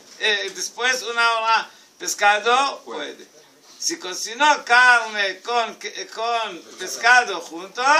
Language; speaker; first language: Spanish; non-native, fluent; Hebrew